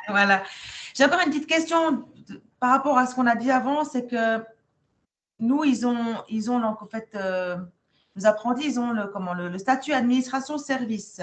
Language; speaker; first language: French; native; French